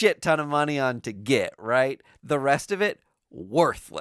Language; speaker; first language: English; native; English